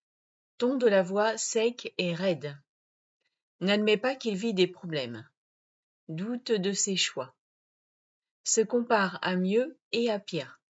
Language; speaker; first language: French; native; French